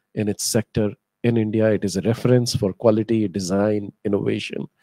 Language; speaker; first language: English; non-native, local second language; Hindi